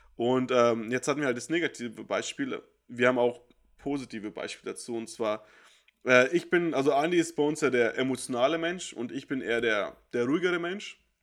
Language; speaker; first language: German; native; German